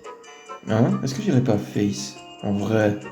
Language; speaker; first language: French; native; French